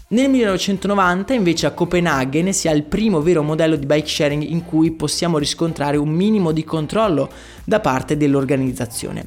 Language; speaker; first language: Italian; native; Italian